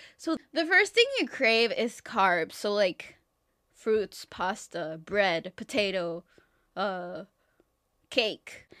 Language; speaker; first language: English; non-native, fluent; Spanish